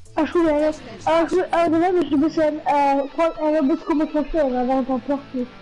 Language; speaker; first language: German; non-native, local second language; Luxembourgish